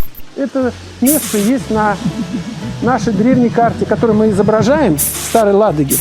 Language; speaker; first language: Russian; native; Russian